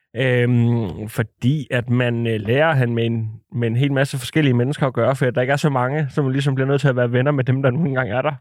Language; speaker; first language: Danish; native; Danish